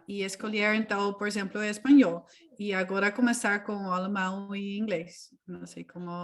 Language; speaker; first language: Portuguese; non-native, fluent; Dutch